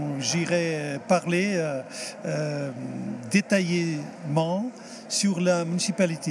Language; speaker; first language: French; non-native, fluent; Portuguese